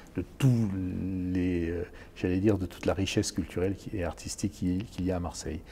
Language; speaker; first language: French; native; French